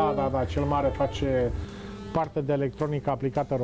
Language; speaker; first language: Romanian; native; Romanian